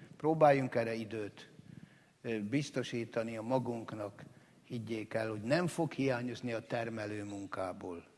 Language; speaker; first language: Hungarian; native; Hungarian